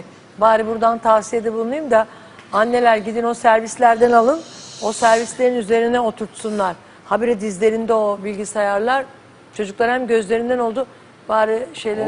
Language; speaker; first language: Turkish; native; Turkish